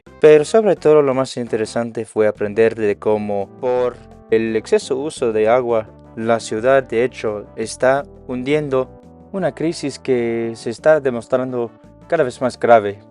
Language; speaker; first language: Spanish; non-native, learner; English